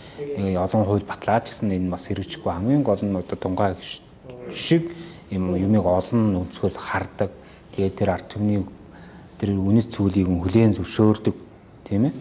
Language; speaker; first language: Mongolian; non-native, local second language; Kazakh